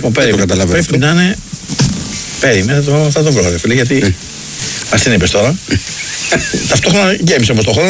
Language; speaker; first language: Greek; native; Greek